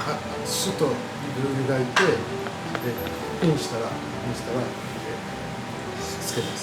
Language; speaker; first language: Japanese; non-native, learner; Portuguese